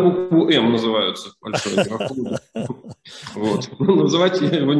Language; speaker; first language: Russian; native; Russian